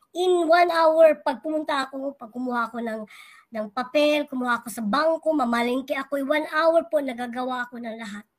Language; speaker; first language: Filipino; non-native, local second language; Waray